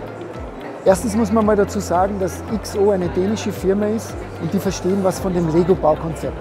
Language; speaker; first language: German; native; German